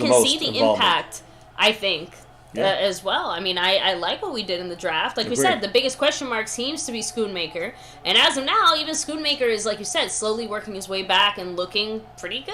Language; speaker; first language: English; native; English